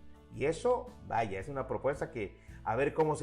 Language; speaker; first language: Spanish; native; Spanish